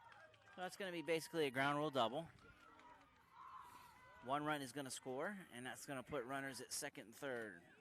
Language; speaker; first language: English; native; English